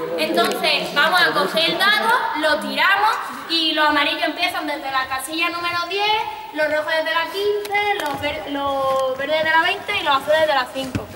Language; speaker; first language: Spanish; native; Spanish